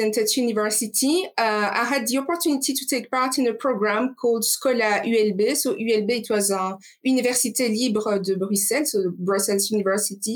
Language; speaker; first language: English; non-native, fluent; French